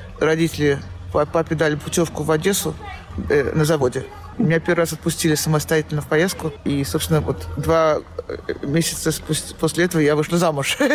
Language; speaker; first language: Russian; native; Russian